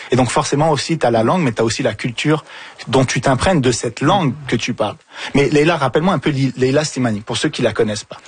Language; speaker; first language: French; early bilingual, other home language; Arabic